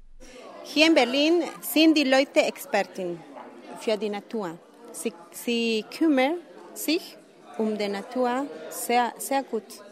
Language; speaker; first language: German; non-native, learner; Spanish